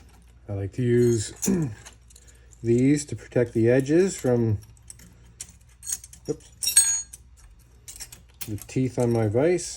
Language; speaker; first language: English; native; English